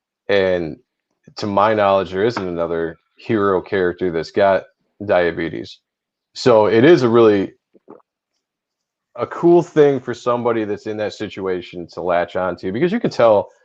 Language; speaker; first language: English; native; English